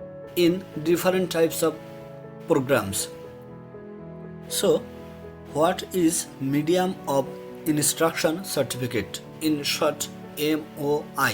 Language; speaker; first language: English; non-native, fluent; Bangla